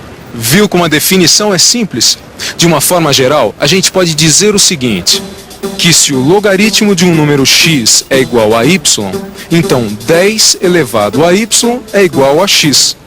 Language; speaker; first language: Portuguese; native; Portuguese